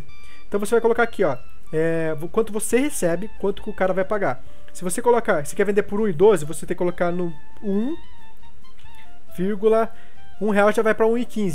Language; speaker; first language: Portuguese; native; Portuguese